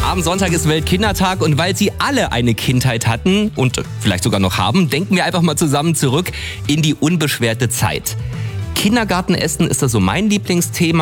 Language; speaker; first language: German; native; German